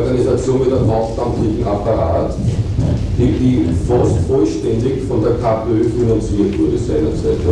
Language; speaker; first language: German; native; German